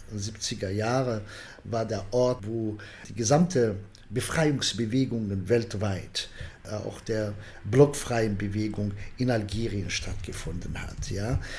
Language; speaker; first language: German; non-native, fluent; Arabic